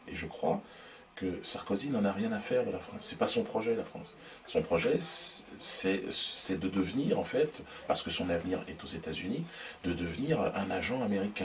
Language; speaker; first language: French; native; French